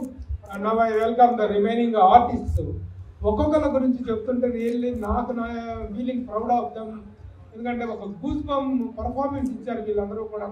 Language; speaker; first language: Telugu; native; Telugu